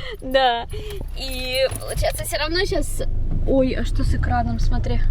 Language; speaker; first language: Russian; native; Russian